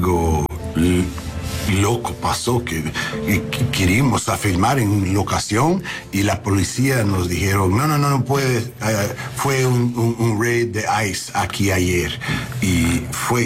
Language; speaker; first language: Spanish; non-native, learner; English